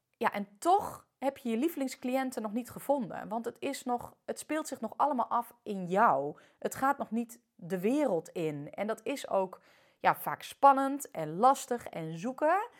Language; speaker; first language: Dutch; early bilingual, other home language; French